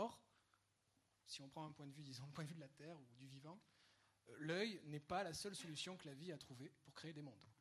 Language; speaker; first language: French; native; French